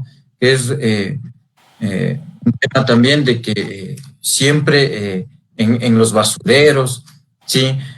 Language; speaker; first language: Spanish; native; Spanish